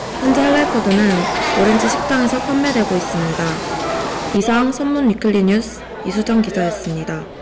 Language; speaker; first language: Korean; native; Korean